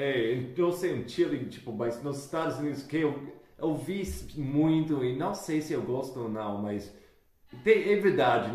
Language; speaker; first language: Portuguese; non-native, fluent; English